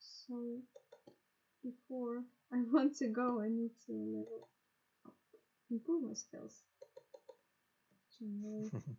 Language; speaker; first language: English; non-native, learner; Russian